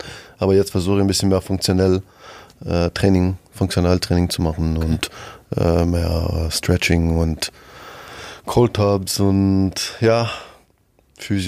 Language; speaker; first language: German; non-native, fluent; French